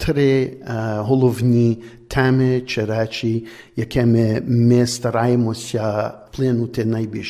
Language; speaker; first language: Ukrainian; early bilingual, heritage; Ukrainian